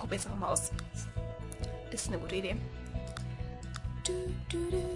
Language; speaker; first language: German; native; German